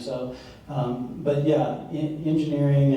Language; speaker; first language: English; native; English